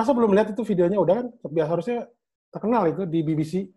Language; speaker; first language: Indonesian; native; Indonesian